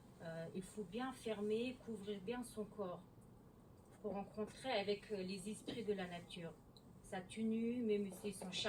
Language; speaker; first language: French; non-native, learner; Mongolian